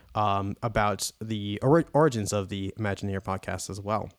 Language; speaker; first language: English; native; English